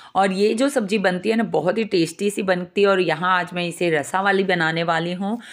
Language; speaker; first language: Hindi; non-native, local second language; Gujarati